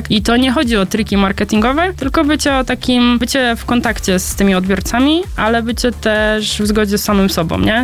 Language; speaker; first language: Polish; native; Polish